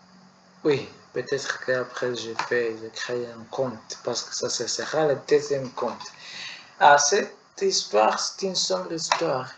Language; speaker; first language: French; non-native, learner; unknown